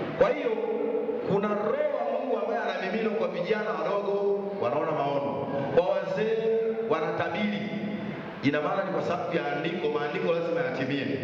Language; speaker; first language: Swahili; native; Swahili